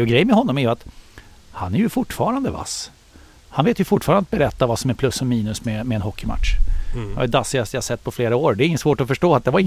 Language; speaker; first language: Swedish; native; Swedish